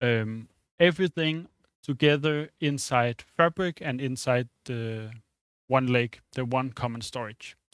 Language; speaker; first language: English; non-native, fluent; Danish